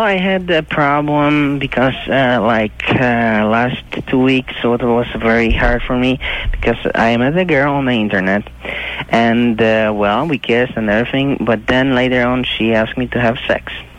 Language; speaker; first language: English; non-native, learner; Polish